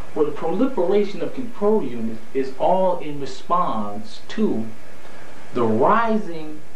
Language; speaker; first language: English; native; English